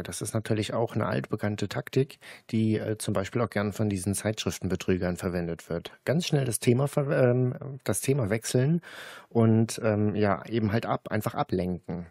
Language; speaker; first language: German; native; German